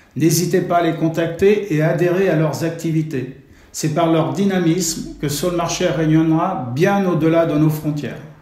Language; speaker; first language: French; native; French